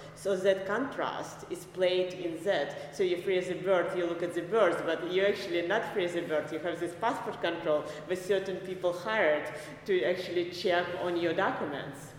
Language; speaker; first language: English; non-native, fluent; Belarusian